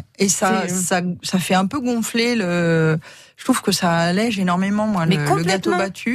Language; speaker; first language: French; native; French